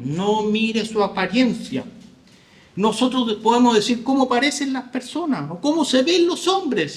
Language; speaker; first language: Spanish; native; Spanish